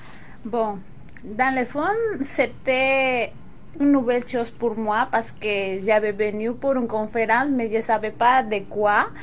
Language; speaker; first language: French; non-native, local second language; Spanish